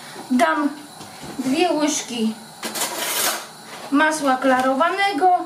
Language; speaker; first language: Polish; native; Polish